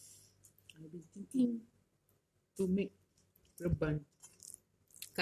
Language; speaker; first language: English; non-native, local second language; Malay